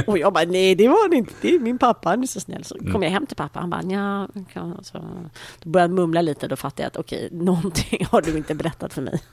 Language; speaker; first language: Swedish; native; Swedish